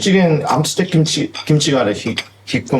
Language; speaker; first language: Mongolian; non-native, fluent; Korean